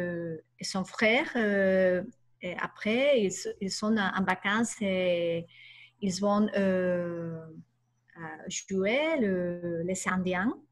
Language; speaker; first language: French; non-native, learner; Spanish